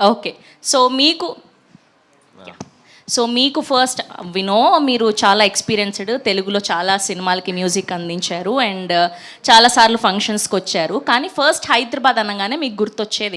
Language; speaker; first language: Telugu; native; Telugu